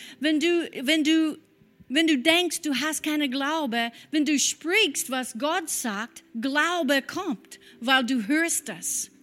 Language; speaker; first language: German; non-native, fluent; English